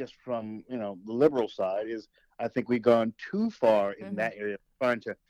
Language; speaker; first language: English; native; English